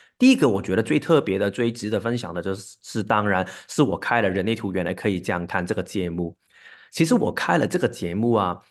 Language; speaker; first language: Chinese; non-native, local second language; Cantonese